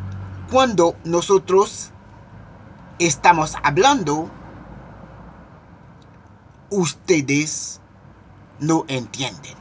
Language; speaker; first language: Spanish; non-native, local second language; Haitian Creole